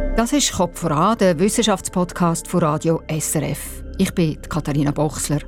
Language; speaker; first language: German; native; German